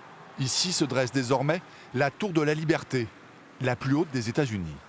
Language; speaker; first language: French; native; French